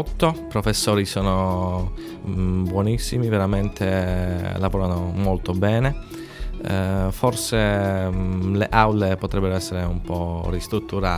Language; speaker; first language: Italian; non-native, fluent; Polish